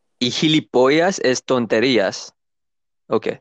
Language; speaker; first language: Spanish; non-native, learner; English